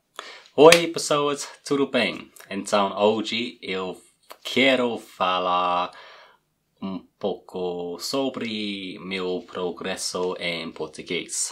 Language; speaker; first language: Portuguese; non-native, learner; English